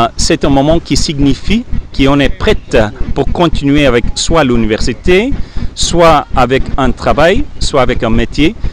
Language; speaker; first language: French; non-native, fluent; English